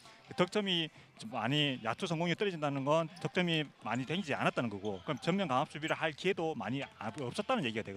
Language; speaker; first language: Korean; native; Korean